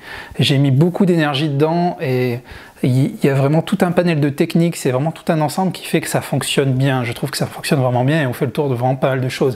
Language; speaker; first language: French; native; French